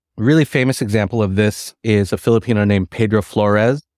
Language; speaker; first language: English; early bilingual, other home language; Filipino